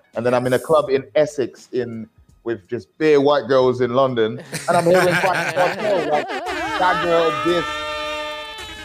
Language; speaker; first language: English; native; English